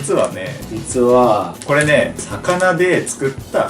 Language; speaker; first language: Japanese; native; Japanese